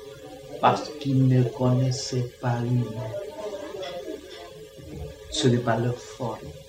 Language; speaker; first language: French; non-native, learner; Vietnamese